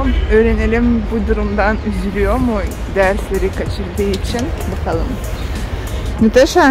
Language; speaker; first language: Turkish; non-native, fluent; Russian